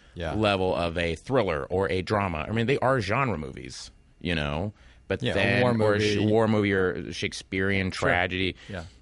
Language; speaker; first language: English; native; English